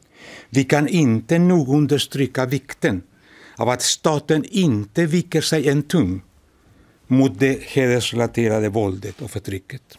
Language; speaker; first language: Swedish; non-native, fluent; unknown